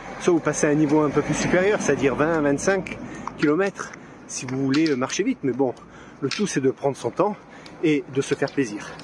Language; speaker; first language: French; native; French